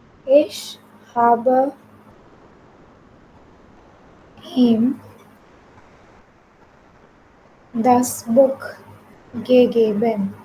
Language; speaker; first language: German; non-native, fluent; Hindi